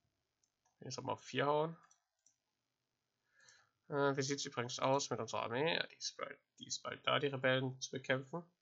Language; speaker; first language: German; native; German